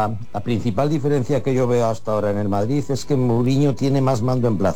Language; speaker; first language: Spanish; native; Spanish